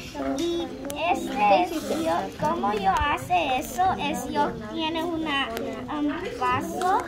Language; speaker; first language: Spanish; non-native, learner; English